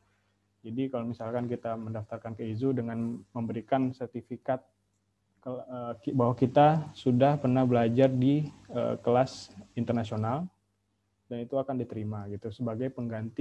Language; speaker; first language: Indonesian; native; Indonesian